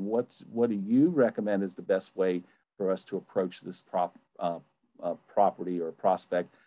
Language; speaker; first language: English; native; English